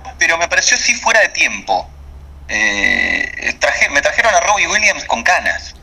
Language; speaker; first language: Spanish; native; Spanish